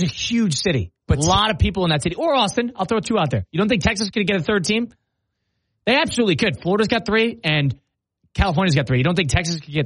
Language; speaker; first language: English; native; English